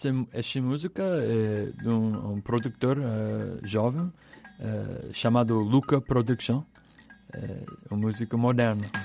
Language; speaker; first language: Portuguese; non-native, learner; English